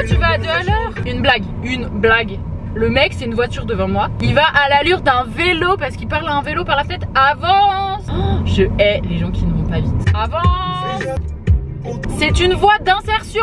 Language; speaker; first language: French; native; French